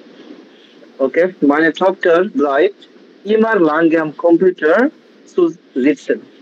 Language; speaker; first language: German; non-native, learner; Bangla